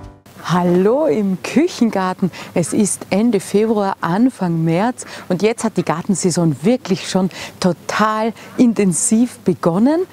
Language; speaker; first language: German; native; German